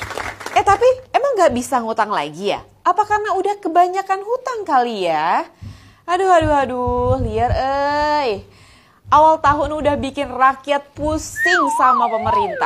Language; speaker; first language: Indonesian; native; Indonesian